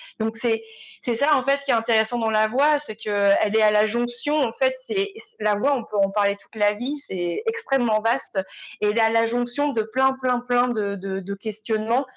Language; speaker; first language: French; native; French